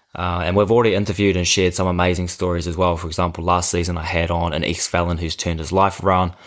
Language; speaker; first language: English; native; English